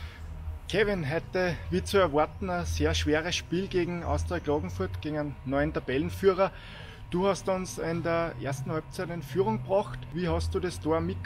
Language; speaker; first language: German; native; German